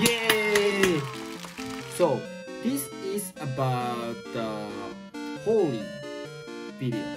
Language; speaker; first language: English; non-native, learner; Japanese